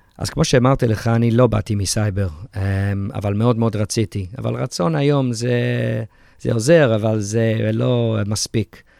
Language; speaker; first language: Hebrew; early bilingual, heritage; Hebrew